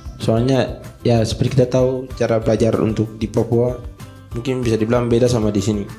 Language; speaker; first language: Indonesian; native; Indonesian